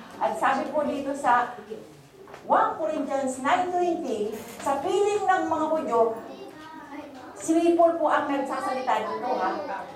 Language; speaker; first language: Filipino; non-native, local second language; Bikol